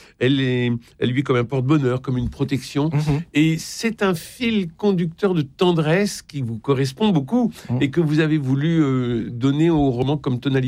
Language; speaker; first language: French; native; French